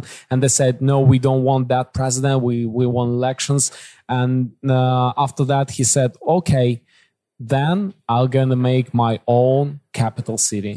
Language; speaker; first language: English; non-native, fluent; Kazakh